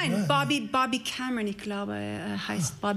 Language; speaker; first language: German; non-native, learner; English